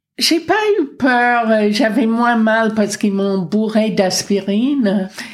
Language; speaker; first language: French; non-native, fluent; English